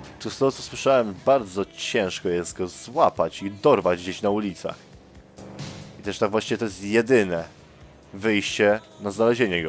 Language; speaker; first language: Polish; native; Polish